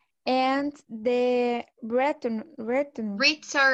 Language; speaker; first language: English; non-native, learner; Portuguese